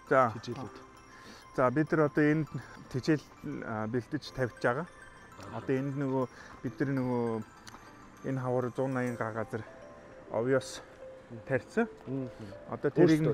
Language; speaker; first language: Mongolian; non-native, fluent; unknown